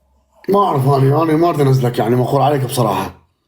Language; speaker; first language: Arabic; native; Arabic